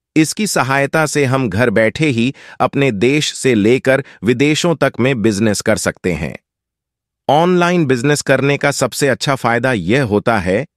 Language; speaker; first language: Hindi; native; Hindi